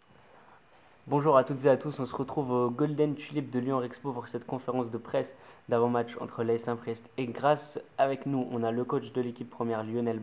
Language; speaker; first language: French; native; French